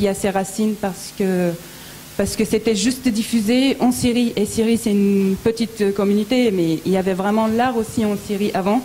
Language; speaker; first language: French; non-native, fluent; Arabic